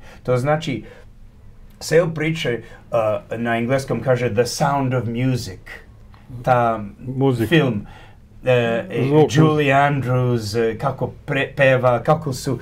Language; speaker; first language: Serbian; early bilingual, heritage; Croatian